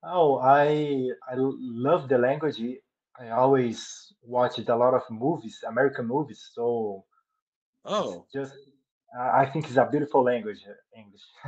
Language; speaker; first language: English; non-native, learner; Portuguese